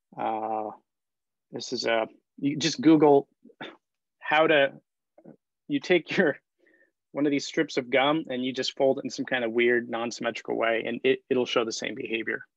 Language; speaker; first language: English; native; English